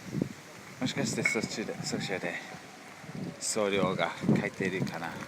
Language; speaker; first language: Japanese; non-native, fluent; English